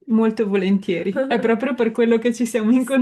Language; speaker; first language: Italian; native; Italian